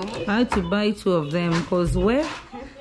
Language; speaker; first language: English; non-native, local second language; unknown